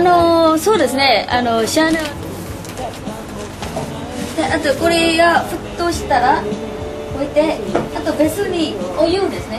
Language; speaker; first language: Japanese; non-native, learner; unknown